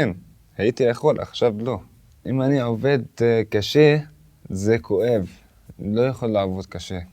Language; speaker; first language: Hebrew; non-native, local second language; Arabic